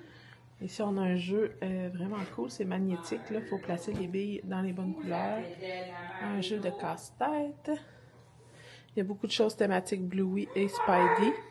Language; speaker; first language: French; native; French